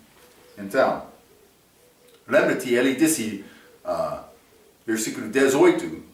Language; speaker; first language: Portuguese; non-native, fluent; English